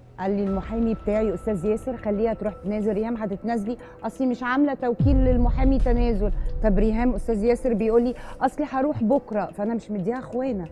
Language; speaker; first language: Arabic; native; Arabic